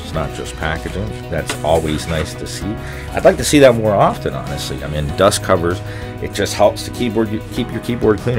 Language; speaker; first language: English; native; English